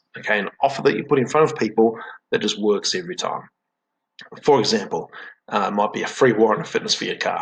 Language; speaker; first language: English; native; English